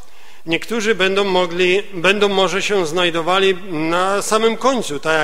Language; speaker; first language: Polish; native; Polish